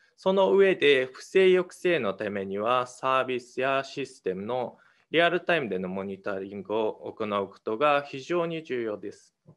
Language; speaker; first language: Japanese; non-native, fluent; Mongolian